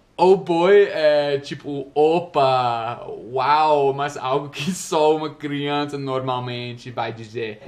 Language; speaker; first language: Portuguese; non-native, fluent; English